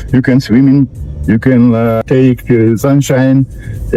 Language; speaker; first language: English; non-native, learner; Russian